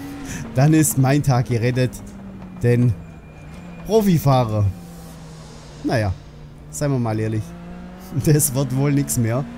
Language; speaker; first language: German; native; German